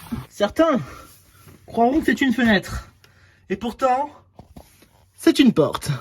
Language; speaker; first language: French; native; French